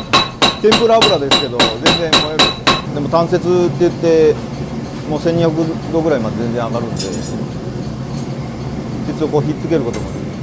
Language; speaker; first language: Japanese; native; Japanese